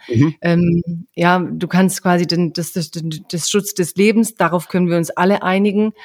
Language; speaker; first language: German; early bilingual, other home language; Croatian